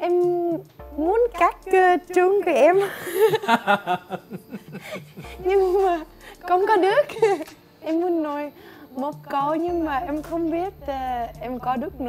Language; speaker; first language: Vietnamese; non-native, learner; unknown